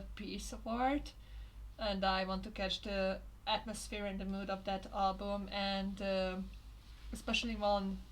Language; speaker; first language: English; non-native, fluent; Hungarian